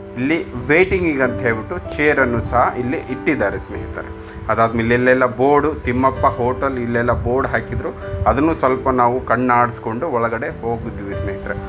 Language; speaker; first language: Kannada; non-native, local second language; Lambadi